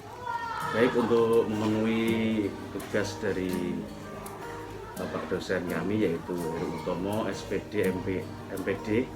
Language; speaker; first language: Indonesian; native; Indonesian